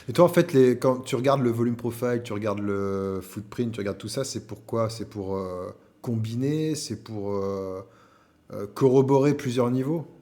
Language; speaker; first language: French; native; French